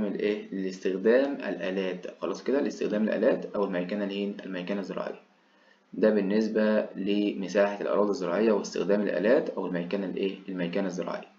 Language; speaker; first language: Arabic; native; Arabic